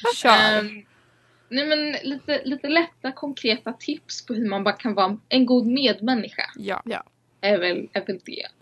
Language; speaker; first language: Swedish; early bilingual, other home language; Somali